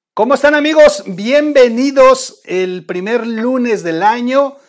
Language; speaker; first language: Spanish; native; Spanish